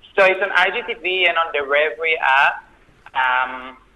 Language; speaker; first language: English; non-native, fluent; Hebrew